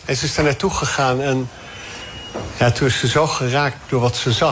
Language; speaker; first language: Dutch; non-native, fluent; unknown